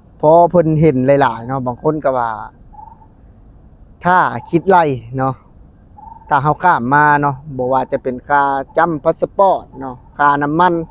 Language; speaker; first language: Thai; non-native, local second language; Lao